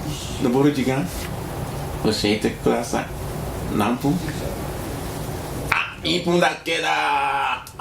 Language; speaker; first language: Japanese; non-native, learner; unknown